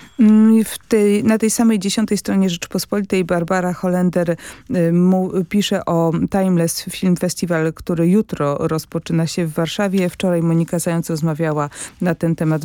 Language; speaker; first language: Polish; native; Polish